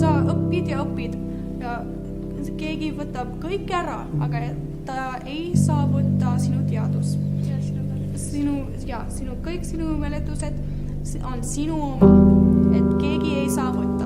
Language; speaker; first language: Estonian; early bilingual, heritage; Estonian